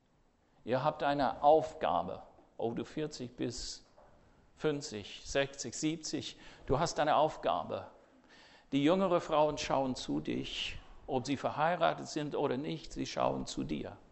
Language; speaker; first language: German; non-native, fluent; English